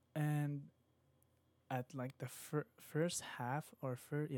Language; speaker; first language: English; non-native, local second language; Filipino